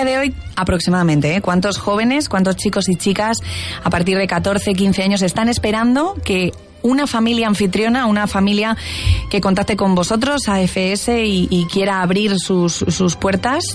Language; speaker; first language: Spanish; native; Spanish